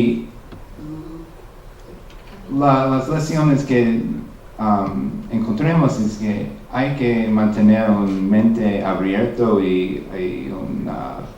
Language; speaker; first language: Spanish; non-native, fluent; English